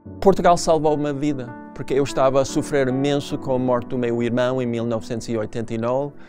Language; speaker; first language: Portuguese; non-native, fluent; English